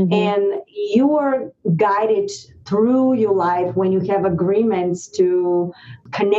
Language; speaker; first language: English; non-native, fluent; Bulgarian